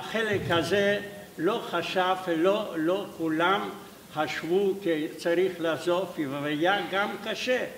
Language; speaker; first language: Hebrew; non-native, fluent; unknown